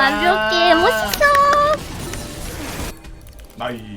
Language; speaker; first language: Korean; non-native, learner; Japanese